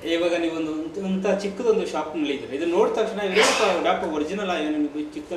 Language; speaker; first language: Kannada; native; Kannada